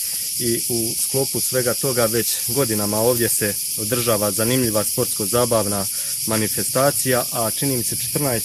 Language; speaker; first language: Bosnian; native; Bosnian